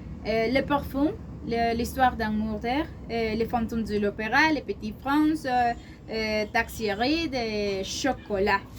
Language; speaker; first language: French; non-native, learner; Spanish